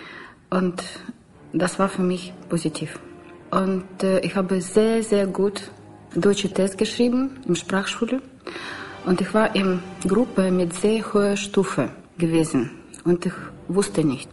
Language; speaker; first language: German; non-native, learner; Russian